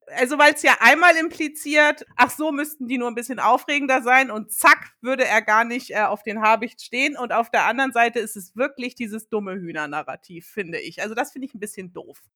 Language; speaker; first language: German; early bilingual, other home language; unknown